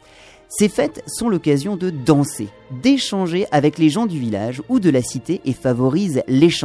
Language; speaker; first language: French; native; French